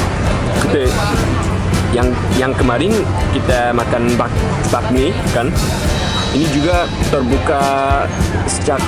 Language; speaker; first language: Indonesian; non-native, learner; Korean